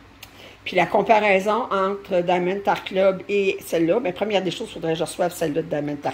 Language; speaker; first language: French; native; French